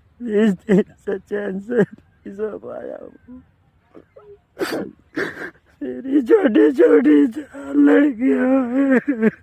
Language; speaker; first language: Hindi; native; Hindi